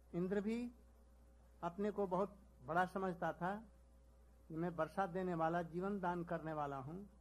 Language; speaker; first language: Hindi; native; Hindi